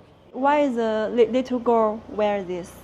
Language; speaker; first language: English; non-native, learner; Chinese